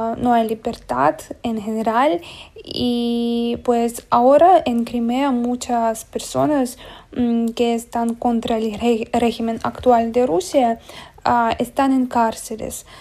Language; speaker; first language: Spanish; non-native, fluent; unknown